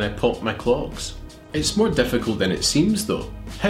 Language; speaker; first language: English; native; English